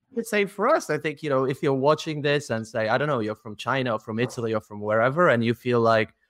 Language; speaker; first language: English; non-native, fluent; Polish